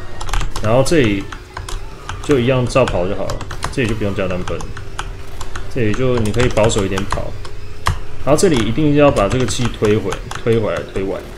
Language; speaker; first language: Chinese; native; Chinese